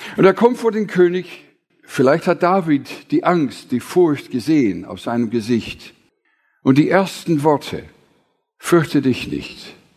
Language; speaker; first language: German; non-native, fluent; English